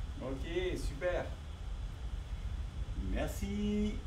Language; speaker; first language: French; native; French